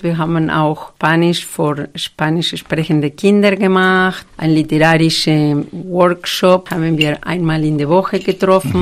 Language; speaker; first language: German; non-native, fluent; Spanish